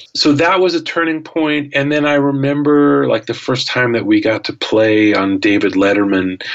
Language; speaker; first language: English; native; English